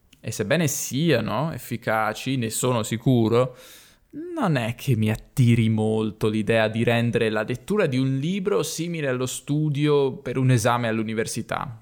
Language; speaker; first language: Italian; native; Italian